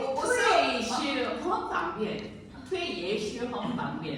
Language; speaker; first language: Chinese; non-native, learner; Thai